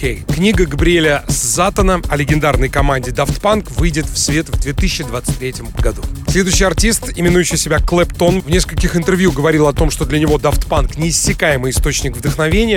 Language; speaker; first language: Russian; native; Russian